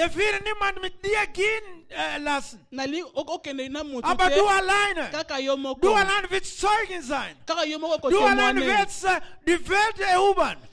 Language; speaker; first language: German; non-native, learner; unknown